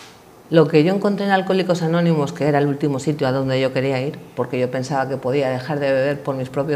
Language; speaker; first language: Spanish; native; Spanish